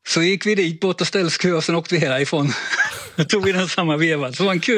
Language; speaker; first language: Swedish; native; Swedish